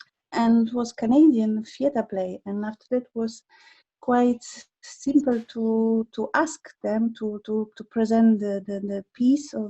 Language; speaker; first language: English; non-native, learner; Polish